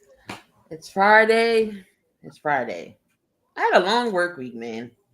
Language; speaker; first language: English; native; English